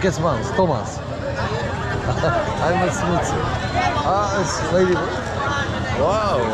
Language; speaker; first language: English; non-native, learner; Czech